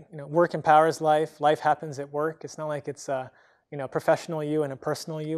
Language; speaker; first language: English; native; English